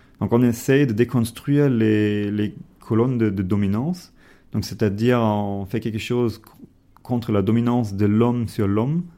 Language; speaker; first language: French; non-native, fluent; German